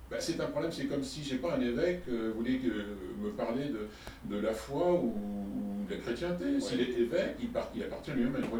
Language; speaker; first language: French; native; French